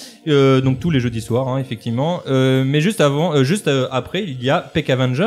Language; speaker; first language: French; native; French